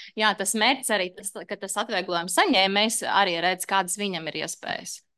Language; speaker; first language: Latvian; native; Latvian